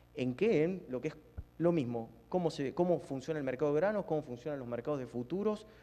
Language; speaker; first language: Spanish; native; Spanish